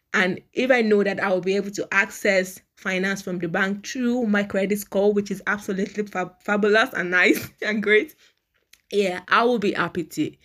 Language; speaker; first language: English; non-native, local second language; Yoruba